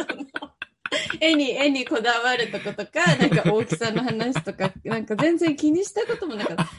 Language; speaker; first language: Japanese; native; Japanese